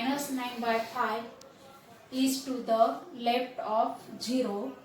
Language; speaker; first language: English; non-native, local second language; Marathi